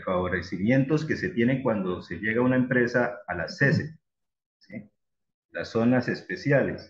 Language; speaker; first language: Spanish; native; Spanish